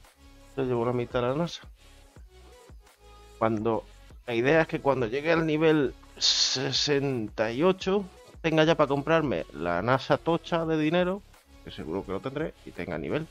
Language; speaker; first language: Spanish; native; Spanish